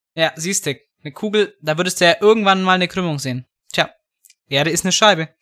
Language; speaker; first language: German; native; German